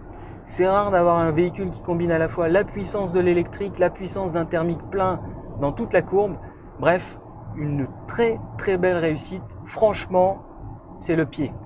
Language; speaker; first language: French; native; French